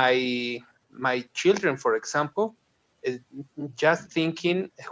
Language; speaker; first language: English; non-native, learner; Spanish